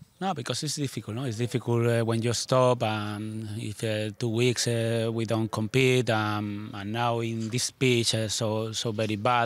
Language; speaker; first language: English; non-native, learner; Spanish